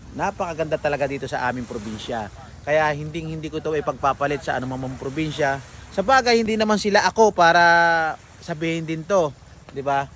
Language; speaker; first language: Filipino; native; Filipino